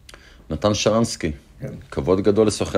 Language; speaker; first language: Hebrew; native; Hebrew